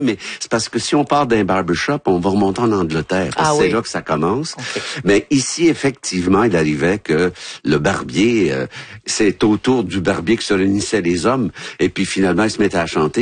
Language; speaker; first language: French; native; French